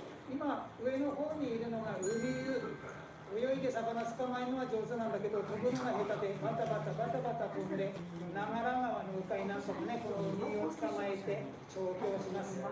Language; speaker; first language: Japanese; native; Japanese